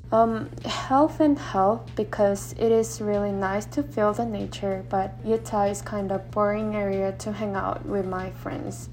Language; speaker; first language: English; non-native, fluent; Korean